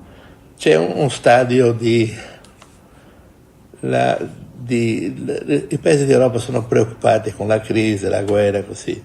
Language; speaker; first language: Italian; non-native, fluent; Portuguese